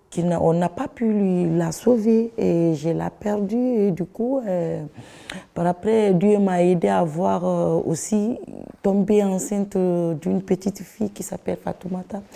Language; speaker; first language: French; non-native, local second language; Fula